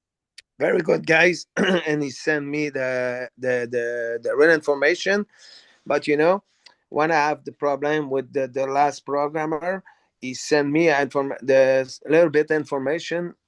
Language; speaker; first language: English; non-native, learner; French